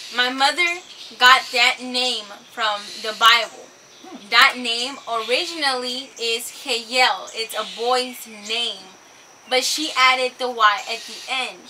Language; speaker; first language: English; early bilingual, other home language; Spanish